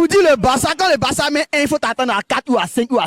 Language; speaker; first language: French; non-native, local second language; Wolof